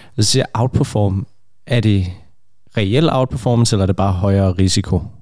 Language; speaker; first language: Danish; native; Danish